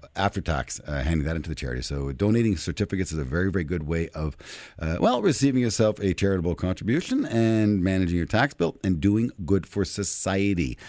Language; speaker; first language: English; non-native, fluent; Spanish